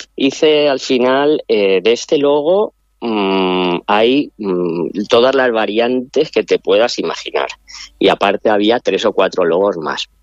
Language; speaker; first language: Spanish; native; Spanish